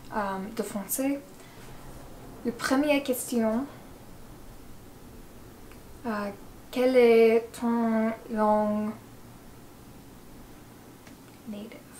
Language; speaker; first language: French; non-native, learner; English